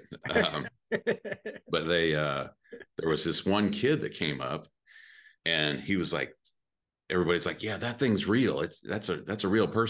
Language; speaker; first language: English; native; English